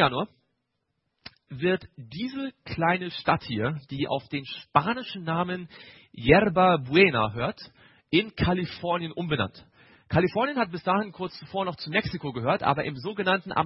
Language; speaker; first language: German; native; German